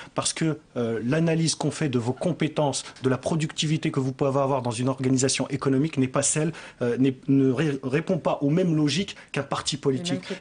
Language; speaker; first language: French; native; French